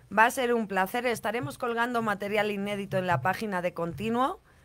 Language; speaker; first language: Spanish; native; Spanish